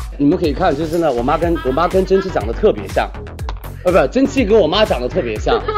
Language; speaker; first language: Chinese; native; Chinese